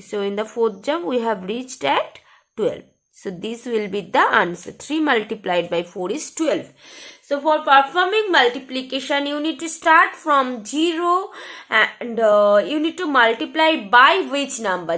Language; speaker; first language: English; non-native, local second language; Bangla